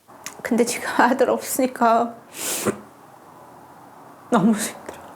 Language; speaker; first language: Korean; non-native, learner; Mongolian